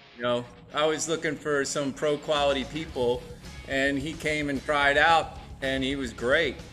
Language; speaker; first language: English; native; English